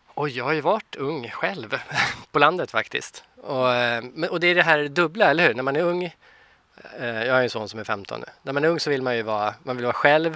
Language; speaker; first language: Swedish; native; Swedish